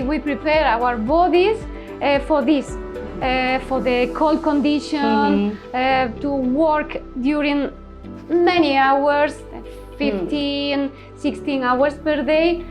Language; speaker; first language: English; non-native, learner; Spanish